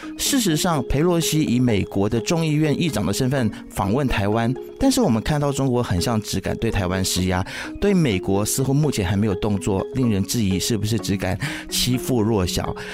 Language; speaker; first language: Chinese; native; Chinese